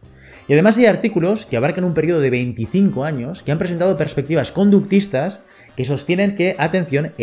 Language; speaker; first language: Spanish; native; Spanish